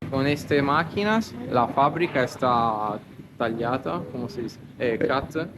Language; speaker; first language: Spanish; non-native, learner; Italian